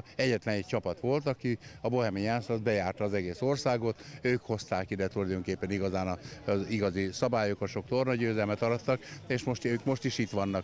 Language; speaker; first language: Hungarian; native; Hungarian